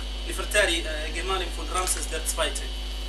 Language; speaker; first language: German; non-native, fluent; Arabic